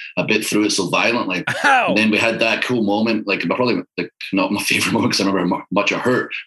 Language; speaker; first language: English; native; English